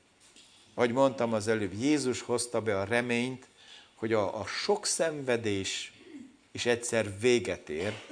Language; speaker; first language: Hungarian; native; Hungarian